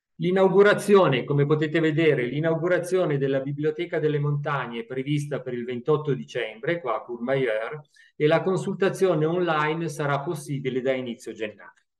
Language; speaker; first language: Italian; native; Italian